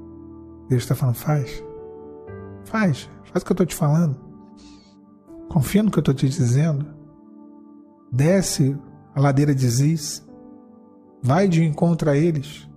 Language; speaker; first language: Portuguese; native; Portuguese